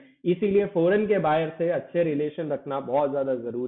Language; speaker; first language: Hindi; native; Hindi